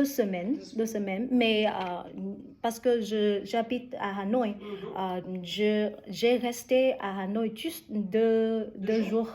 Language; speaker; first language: French; non-native, learner; Vietnamese